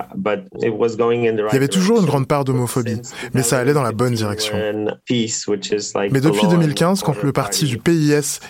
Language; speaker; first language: French; non-native, fluent; Polish